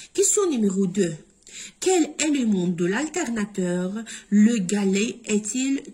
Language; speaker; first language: French; non-native, local second language; Arabic